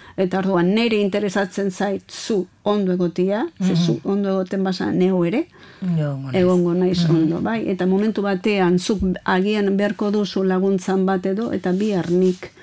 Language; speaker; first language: Basque; native; Basque